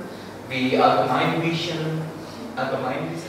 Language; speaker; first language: German; non-native, learner; Indonesian